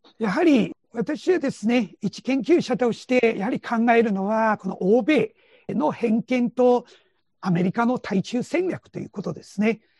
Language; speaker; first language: Japanese; non-native, fluent; Chinese